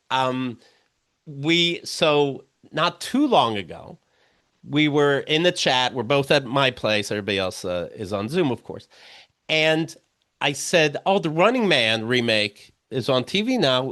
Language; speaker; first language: English; native; English